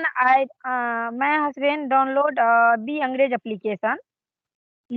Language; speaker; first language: English; non-native, learner; Hindi